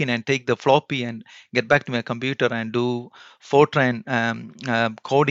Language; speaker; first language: English; non-native, local second language; Malayalam